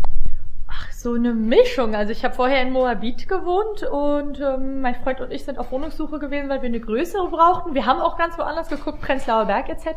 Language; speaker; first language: German; native; German